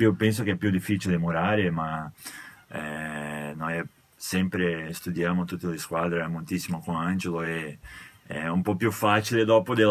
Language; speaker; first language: Italian; non-native, fluent; Portuguese